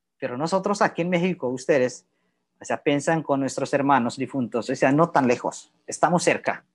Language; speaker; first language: Spanish; non-native, learner; Indonesian